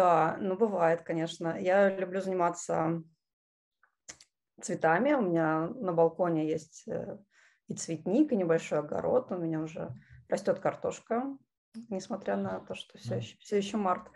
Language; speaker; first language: Russian; native; Russian